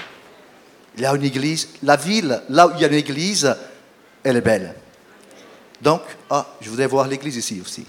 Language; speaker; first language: French; non-native, fluent; Portuguese